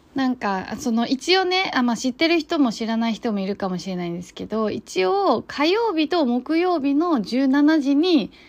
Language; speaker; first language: Japanese; non-native, fluent; Chinese